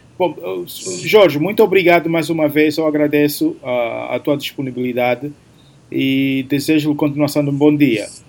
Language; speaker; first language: Portuguese; native; Portuguese